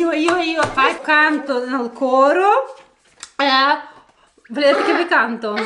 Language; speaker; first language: Italian; early bilingual, other home language; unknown